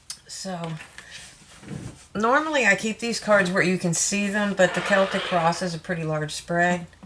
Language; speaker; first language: English; native; English